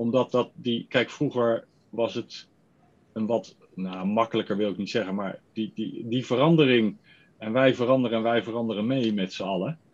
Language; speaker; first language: Dutch; native; Dutch